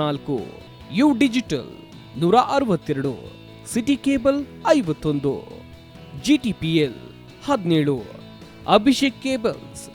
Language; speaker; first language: Kannada; native; Kannada